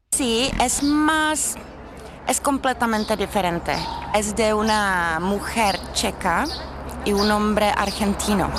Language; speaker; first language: Spanish; non-native, learner; Czech